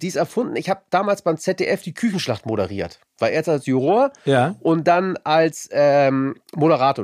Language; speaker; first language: German; native; German